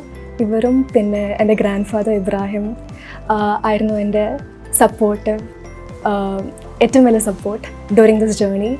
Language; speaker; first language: Malayalam; early bilingual, other home language; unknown